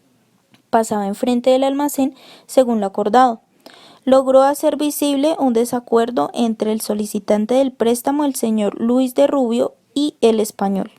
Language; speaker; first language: Spanish; native; Spanish